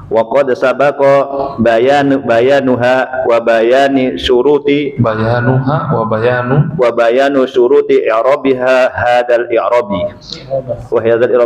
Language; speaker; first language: Arabic; non-native, learner; Indonesian